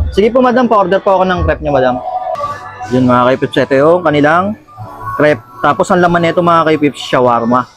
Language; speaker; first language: Filipino; native; Filipino